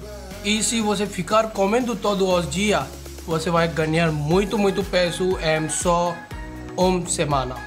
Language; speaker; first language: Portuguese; non-native, learner; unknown